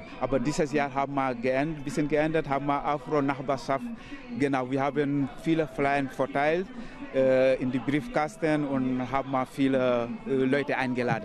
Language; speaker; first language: German; non-native, learner; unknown